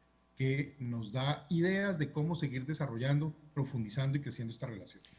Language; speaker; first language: Spanish; native; Spanish